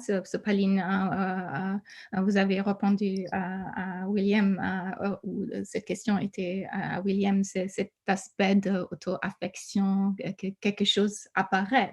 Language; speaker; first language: French; non-native, fluent; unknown